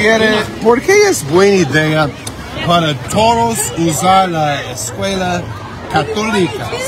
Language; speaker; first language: Spanish; non-native, learner; English